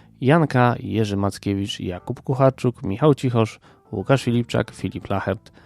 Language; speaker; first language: Polish; native; Polish